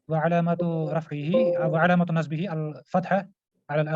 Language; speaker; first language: Arabic; non-native, learner; Urdu